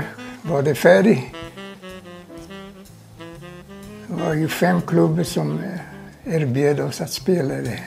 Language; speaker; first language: Swedish; non-native, fluent; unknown